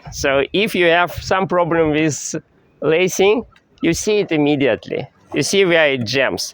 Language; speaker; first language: English; non-native, fluent; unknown